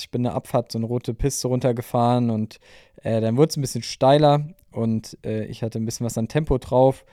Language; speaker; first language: German; native; German